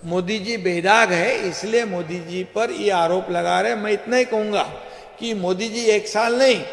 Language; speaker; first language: Hindi; non-native, local second language; Marathi